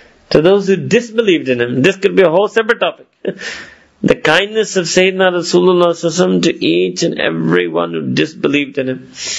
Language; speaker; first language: English; early bilingual, other home language; Urdu